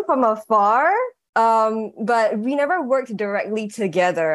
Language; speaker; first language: English; native; English